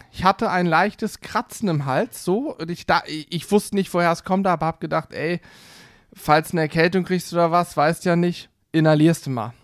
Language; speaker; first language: German; native; German